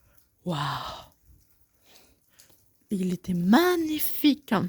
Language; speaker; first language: French; native; French